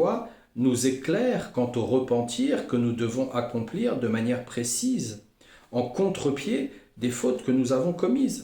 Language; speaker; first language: French; native; French